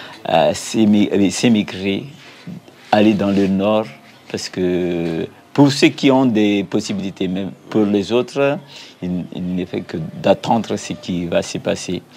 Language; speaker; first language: French; non-native, local second language; Malagasy